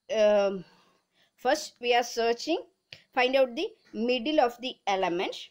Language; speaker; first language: English; non-native, local second language; Malayalam